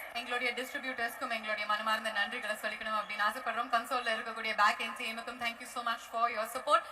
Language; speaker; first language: Tamil; native; Tamil